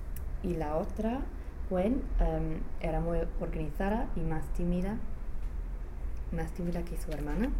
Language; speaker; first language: Spanish; non-native, fluent; English